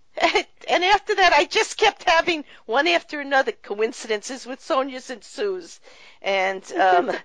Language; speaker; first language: English; early bilingual, other home language; Russian